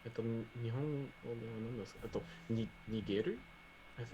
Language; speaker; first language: Japanese; non-native, learner; English